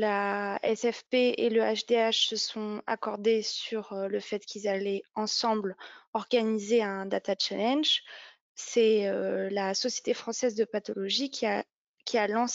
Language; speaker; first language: French; native; French